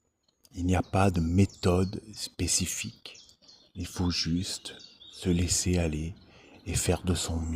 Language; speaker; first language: French; native; French